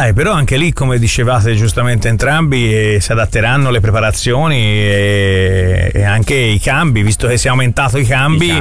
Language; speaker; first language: Italian; native; Italian